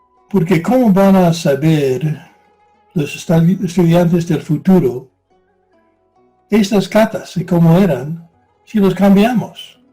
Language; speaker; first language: Spanish; non-native, fluent; English